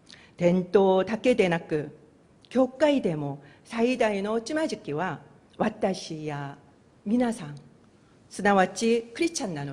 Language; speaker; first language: Japanese; non-native, fluent; Korean